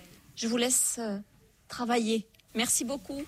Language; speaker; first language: French; native; French